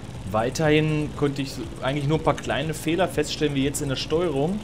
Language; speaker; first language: German; native; German